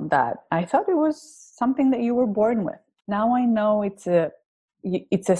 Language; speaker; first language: English; non-native, fluent; Greek